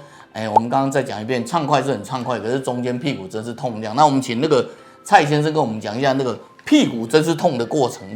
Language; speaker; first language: Chinese; native; Chinese